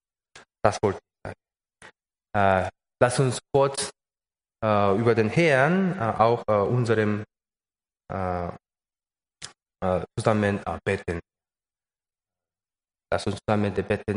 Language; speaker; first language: German; non-native, learner; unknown